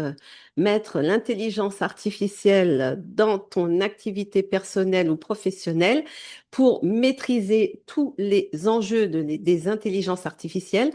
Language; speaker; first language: French; native; French